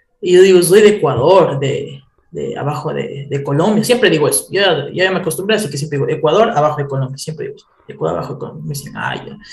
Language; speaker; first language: Spanish; native; Spanish